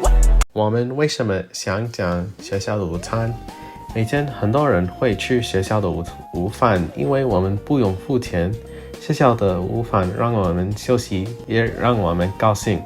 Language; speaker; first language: Chinese; non-native, learner; English